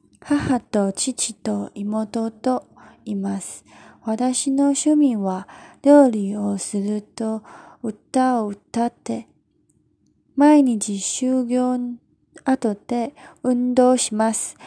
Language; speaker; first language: Japanese; non-native, learner; Chinese